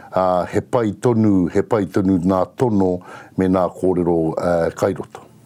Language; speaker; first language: Māori; native; Māori